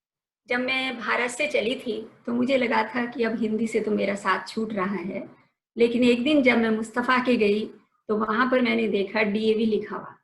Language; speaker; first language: Hindi; native; Hindi